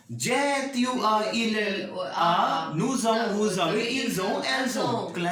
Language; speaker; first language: French; non-native, learner; Hindi